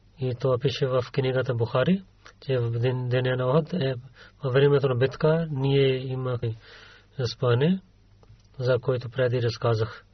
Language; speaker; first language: Bulgarian; non-native, learner; Urdu